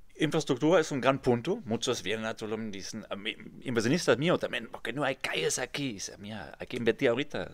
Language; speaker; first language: Spanish; non-native, fluent; German